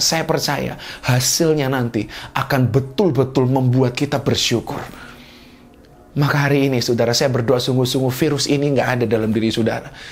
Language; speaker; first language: Indonesian; native; Indonesian